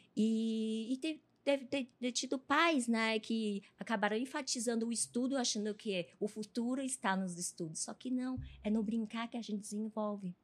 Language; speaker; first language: Portuguese; early bilingual, other home language; Chinese